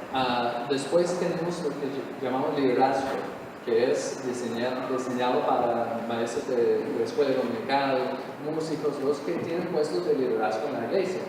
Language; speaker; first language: Spanish; non-native, fluent; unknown